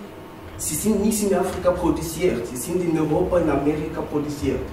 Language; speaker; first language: German; non-native, learner; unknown